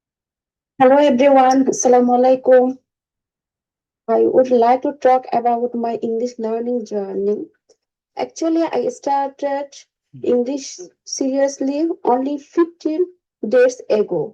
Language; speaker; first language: English; non-native, learner; Bangla